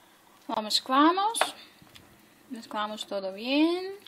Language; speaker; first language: Spanish; non-native, fluent; Ukrainian